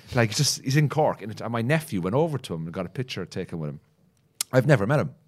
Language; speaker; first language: English; native; English